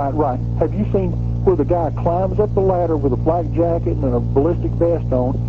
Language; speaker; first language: English; native; English